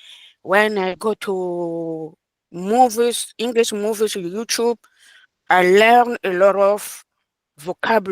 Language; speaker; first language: English; non-native, learner; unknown